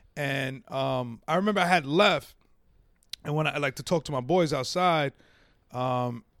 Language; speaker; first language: English; native; English